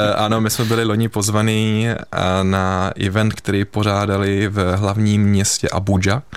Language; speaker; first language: Czech; early bilingual, heritage; Czech